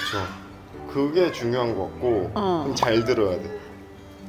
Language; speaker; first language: Korean; native; Korean